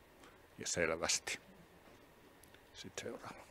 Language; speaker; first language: Finnish; native; Finnish